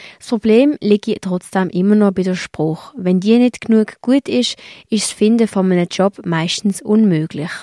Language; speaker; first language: German; native; German